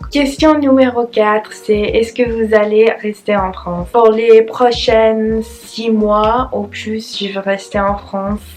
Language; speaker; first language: French; non-native, learner; English